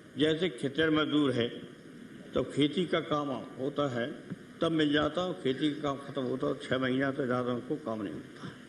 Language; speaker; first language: Hindi; native; Hindi